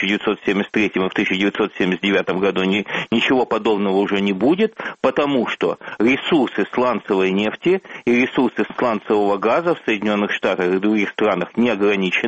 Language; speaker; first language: Russian; native; Russian